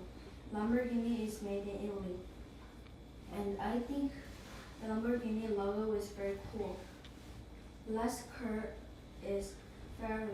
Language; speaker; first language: English; non-native, learner; Korean